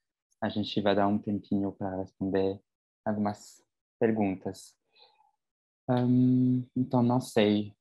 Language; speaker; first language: Portuguese; non-native, fluent; French